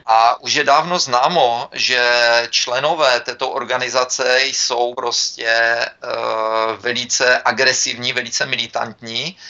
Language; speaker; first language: Czech; native; Czech